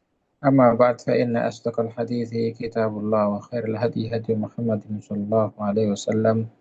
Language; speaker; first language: Arabic; non-native, fluent; Indonesian